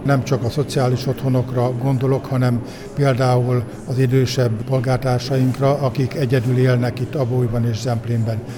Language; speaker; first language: Hungarian; native; Hungarian